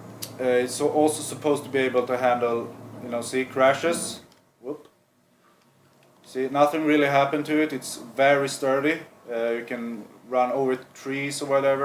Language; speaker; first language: English; non-native, fluent; Swedish